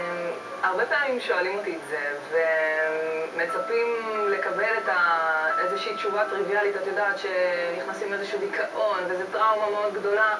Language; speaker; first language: Hebrew; native; Hebrew